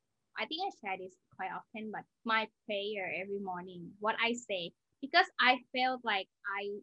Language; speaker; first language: English; non-native, learner; Thai